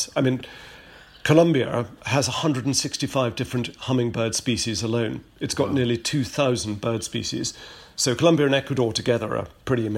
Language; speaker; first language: English; native; English